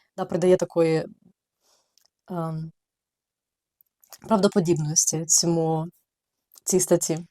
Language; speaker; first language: Ukrainian; native; Ukrainian